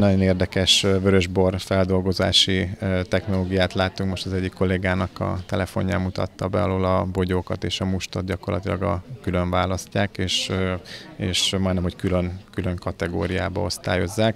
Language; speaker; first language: Hungarian; native; Hungarian